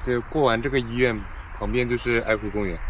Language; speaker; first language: Chinese; native; Chinese